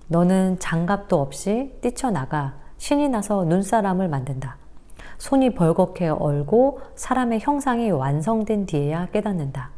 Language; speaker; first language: Korean; native; Korean